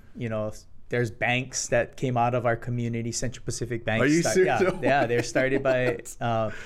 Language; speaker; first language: English; native; English